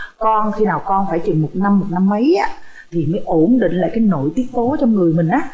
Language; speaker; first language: Vietnamese; native; Vietnamese